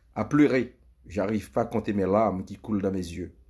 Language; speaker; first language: French; native; French